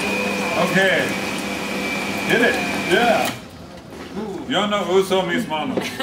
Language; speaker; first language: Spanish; non-native, learner; English